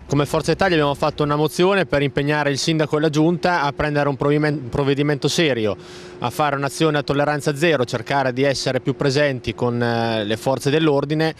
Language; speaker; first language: Italian; native; Italian